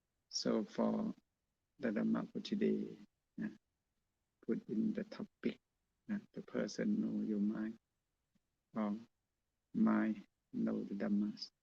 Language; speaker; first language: English; non-native, learner; Thai